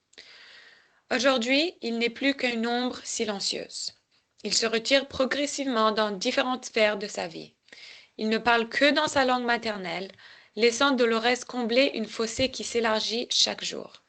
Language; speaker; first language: French; native; French